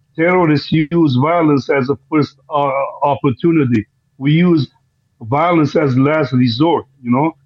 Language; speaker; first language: English; non-native, fluent; Armenian